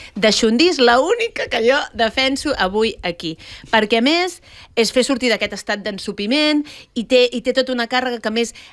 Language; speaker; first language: Catalan; native; Catalan